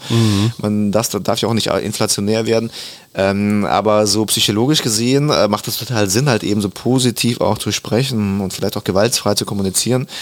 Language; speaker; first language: German; early bilingual, other home language; Russian